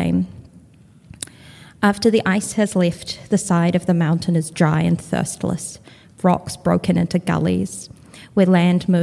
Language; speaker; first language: English; native; English